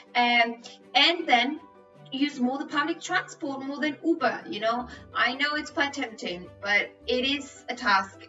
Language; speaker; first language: English; non-native, fluent; Spanish